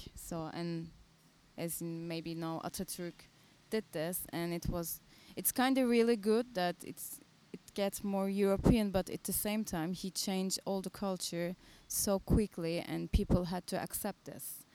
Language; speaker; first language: English; non-native, fluent; Turkish